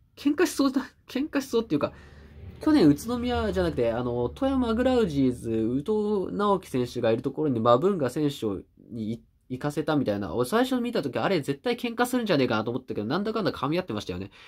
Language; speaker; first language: Japanese; native; Japanese